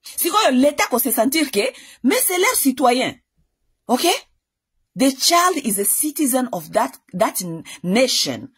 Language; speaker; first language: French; non-native, local second language; Lingala